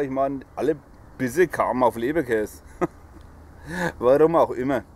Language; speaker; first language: German; native; German